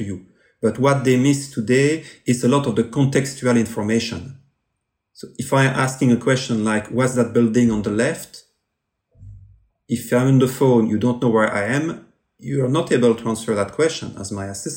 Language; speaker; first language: English; non-native, fluent; French